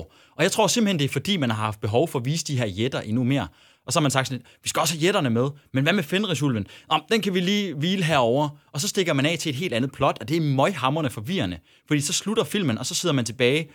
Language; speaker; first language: Danish; native; Danish